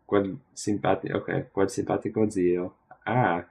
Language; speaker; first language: Italian; non-native, learner; English